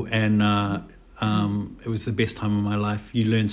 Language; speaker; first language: English; native; English